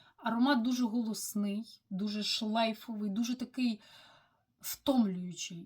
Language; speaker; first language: Ukrainian; non-native, local second language; Russian